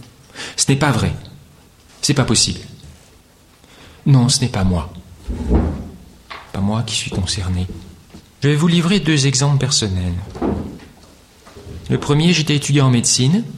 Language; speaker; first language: French; native; French